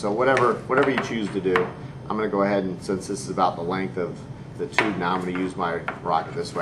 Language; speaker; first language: English; native; English